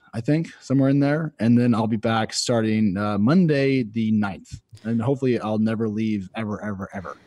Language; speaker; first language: English; native; English